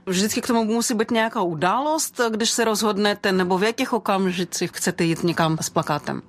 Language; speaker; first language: Czech; non-native, fluent; Russian